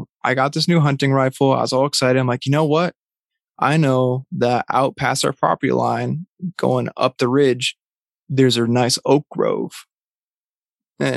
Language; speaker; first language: English; native; English